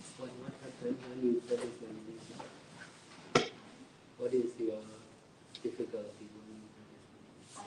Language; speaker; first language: English; non-native, learner; Burmese